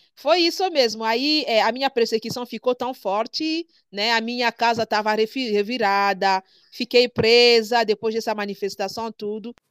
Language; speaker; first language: Portuguese; non-native, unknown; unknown